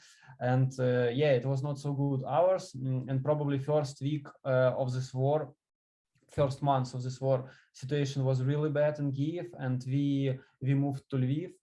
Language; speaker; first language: English; non-native, learner; Ukrainian